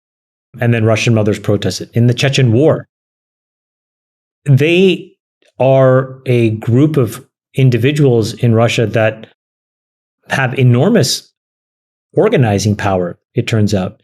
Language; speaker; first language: English; native; English